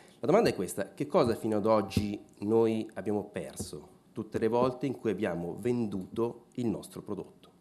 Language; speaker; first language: Italian; native; Italian